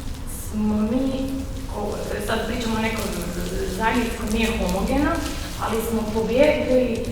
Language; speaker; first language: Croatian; non-native, fluent; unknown